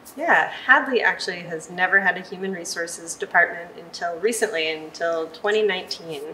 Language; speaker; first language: English; native; English